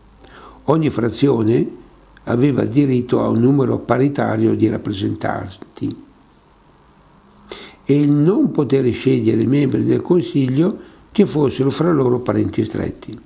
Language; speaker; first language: Italian; native; Italian